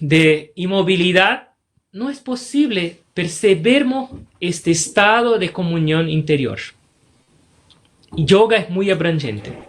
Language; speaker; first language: Spanish; non-native, fluent; Portuguese